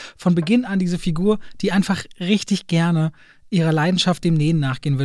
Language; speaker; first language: German; native; German